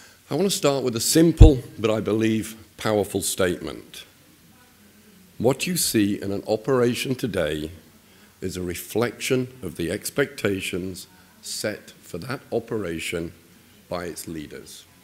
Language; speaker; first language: English; native; English